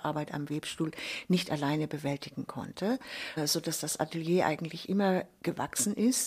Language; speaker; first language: German; native; German